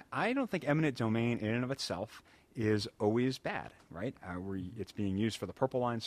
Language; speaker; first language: English; native; English